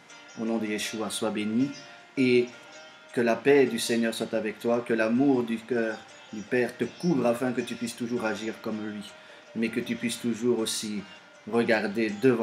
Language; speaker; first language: French; native; French